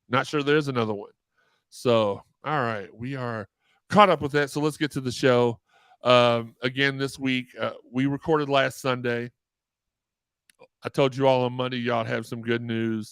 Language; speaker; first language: English; native; English